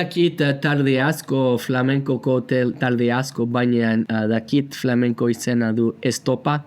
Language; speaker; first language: Basque; non-native, learner; English